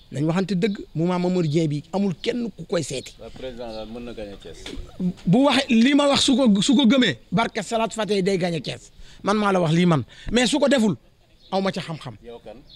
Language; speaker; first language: Wolof; non-native, local second language; Fula